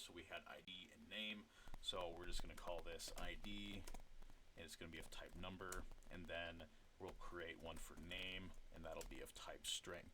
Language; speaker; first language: English; native; English